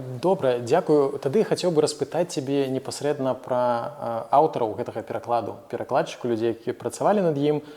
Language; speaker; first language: Belarusian; non-native, local second language; Russian